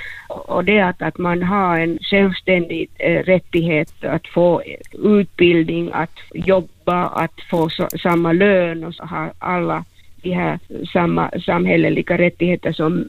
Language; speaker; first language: Swedish; non-native, local second language; Finnish